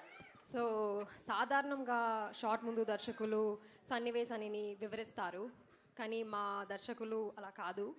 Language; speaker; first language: Telugu; non-native, learner; Malayalam